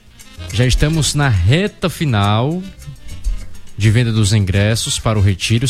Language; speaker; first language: Portuguese; native; Portuguese